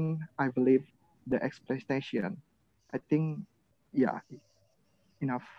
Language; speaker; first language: English; non-native, learner; Indonesian